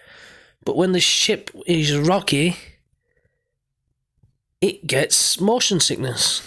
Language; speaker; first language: English; native; English